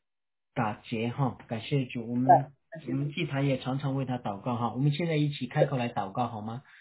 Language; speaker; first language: Chinese; native; Chinese